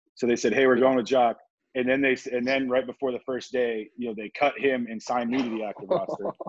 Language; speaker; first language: English; native; English